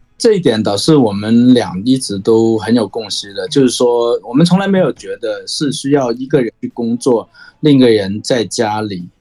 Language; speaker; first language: Chinese; non-native, local second language; Cantonese